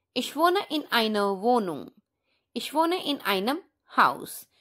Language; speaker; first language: German; non-native, fluent; Hindi